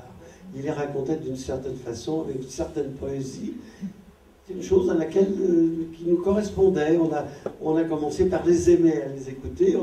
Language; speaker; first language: French; native; French